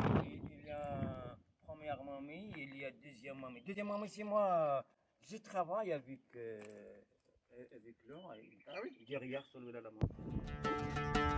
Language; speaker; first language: French; non-native, learner; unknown